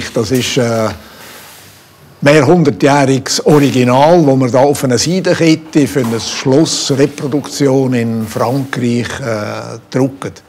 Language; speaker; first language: German; native; German